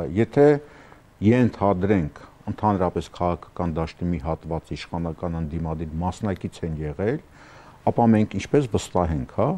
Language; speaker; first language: Armenian; native; Armenian